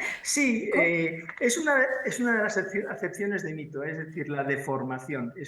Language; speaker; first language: Spanish; native; Spanish